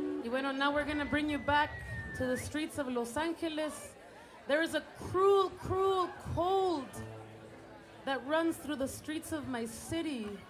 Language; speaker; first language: English; early bilingual, other home language; Spanish